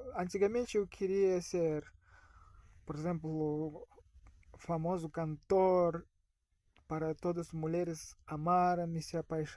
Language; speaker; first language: Portuguese; non-native, fluent; Russian